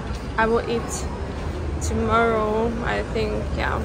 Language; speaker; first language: English; non-native, learner; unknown